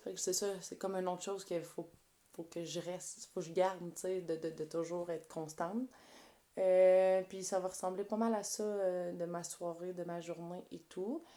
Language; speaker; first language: French; native; French